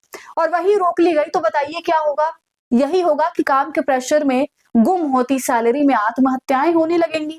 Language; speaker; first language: Hindi; native; Hindi